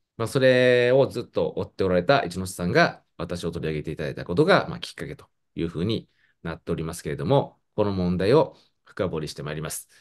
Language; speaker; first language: Japanese; native; Japanese